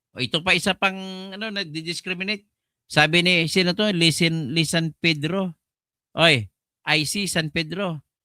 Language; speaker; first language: Filipino; non-native, local second language; Hiligaynon